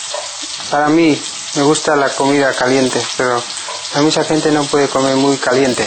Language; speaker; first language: Spanish; non-native, learner; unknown